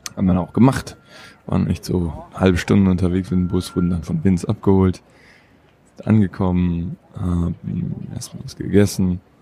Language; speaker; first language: German; native; German